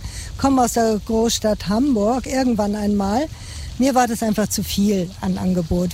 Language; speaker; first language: German; native; German